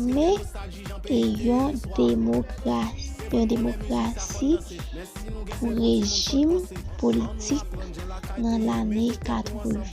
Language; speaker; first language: French; non-native, learner; Haitian Creole